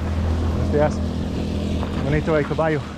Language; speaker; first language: Spanish; non-native, learner; English